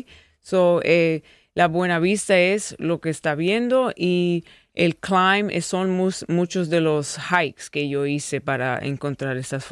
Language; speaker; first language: Spanish; early bilingual, heritage; English